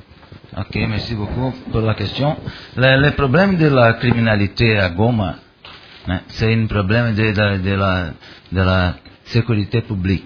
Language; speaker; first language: French; non-native, learner; Portuguese